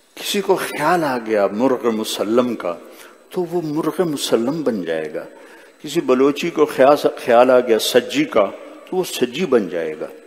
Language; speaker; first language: Urdu; non-native, local second language; Punjabi